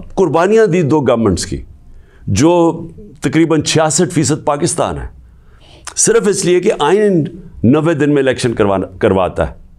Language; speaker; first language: Urdu; native; Urdu